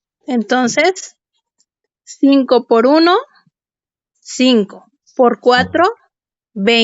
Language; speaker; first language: Spanish; native; Spanish